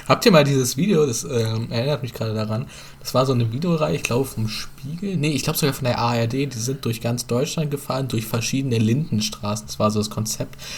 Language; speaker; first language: German; early bilingual, other home language; Turkish